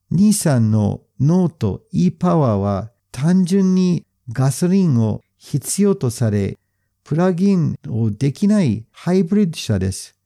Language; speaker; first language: Japanese; non-native, fluent; English